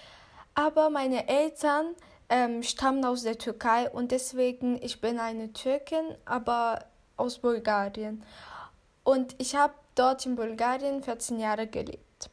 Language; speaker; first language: German; non-native, fluent; Turkish